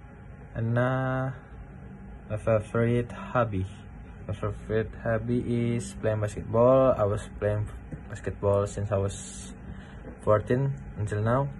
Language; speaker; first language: English; non-native, learner; Indonesian